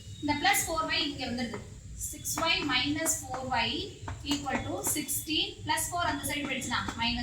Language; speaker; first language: Tamil; native; Tamil